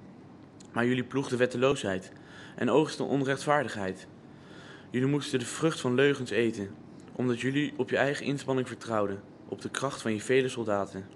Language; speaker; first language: Dutch; native; Dutch